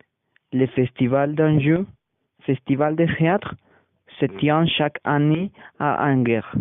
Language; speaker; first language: French; non-native, learner; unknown